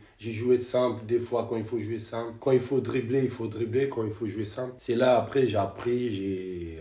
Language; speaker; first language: French; non-native, fluent; Kabuverdianu